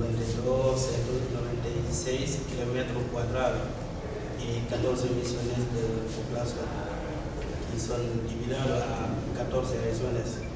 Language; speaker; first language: Spanish; non-native, learner; Wolof